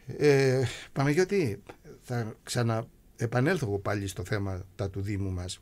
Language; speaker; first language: Greek; native; Greek